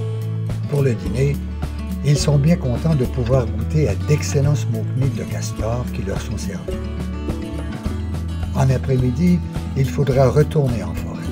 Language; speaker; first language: French; native; French